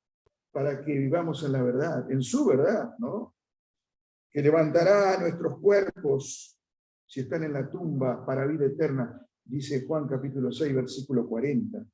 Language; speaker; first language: Spanish; native; Spanish